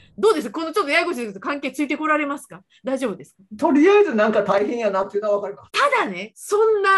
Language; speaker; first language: Japanese; native; Japanese